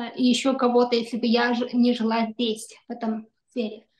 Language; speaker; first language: Russian; non-native, local second language; Kyrgyz